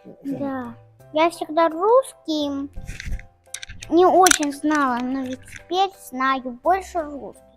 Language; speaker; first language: Russian; non-native, local second language; Tajik